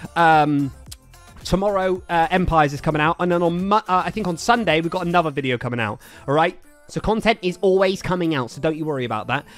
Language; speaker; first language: English; native; English